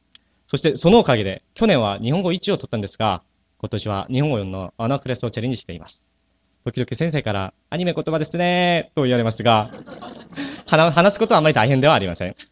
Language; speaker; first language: Japanese; non-native, fluent; Korean